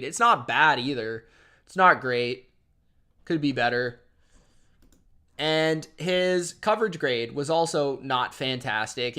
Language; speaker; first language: English; native; English